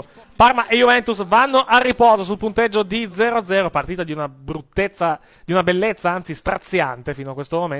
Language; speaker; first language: Italian; native; Italian